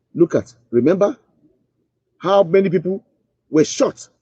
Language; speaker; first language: English; non-native, local second language; Yoruba